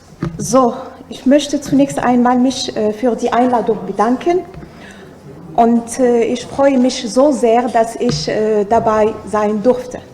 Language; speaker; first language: German; non-native, fluent; Arabic